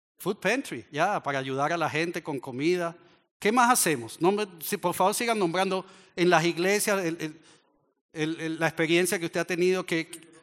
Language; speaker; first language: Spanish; native; Spanish